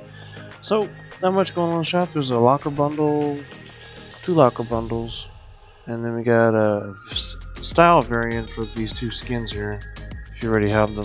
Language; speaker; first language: English; native; English